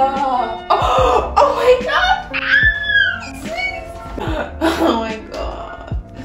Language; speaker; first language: German; native; German